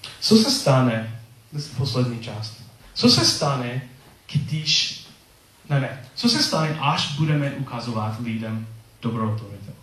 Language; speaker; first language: Czech; non-native, learner; English